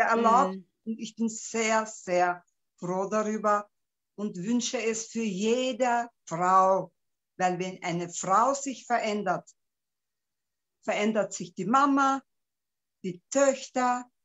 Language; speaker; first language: German; non-native, local second language; Turkish